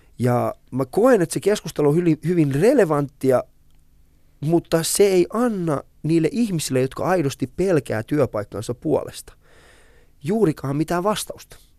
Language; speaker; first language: Finnish; early bilingual, other home language; Persian